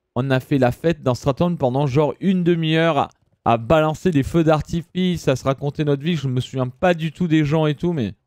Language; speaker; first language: French; early bilingual, other home language; Italian